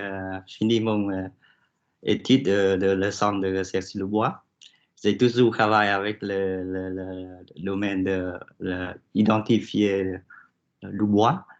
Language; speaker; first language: French; non-native, learner; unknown